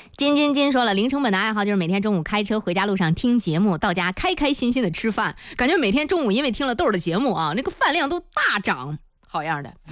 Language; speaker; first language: Chinese; native; Chinese